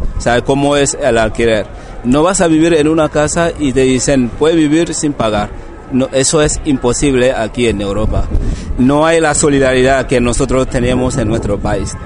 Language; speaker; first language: Spanish; non-native, fluent; Wolof